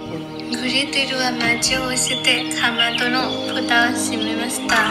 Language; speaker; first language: Japanese; non-native, learner; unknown